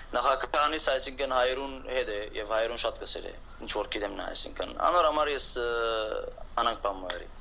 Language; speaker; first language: Armenian; native; Armenian